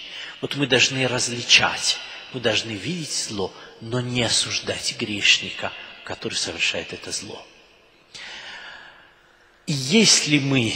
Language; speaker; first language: Russian; non-native, fluent; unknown